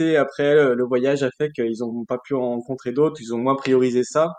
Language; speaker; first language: French; native; French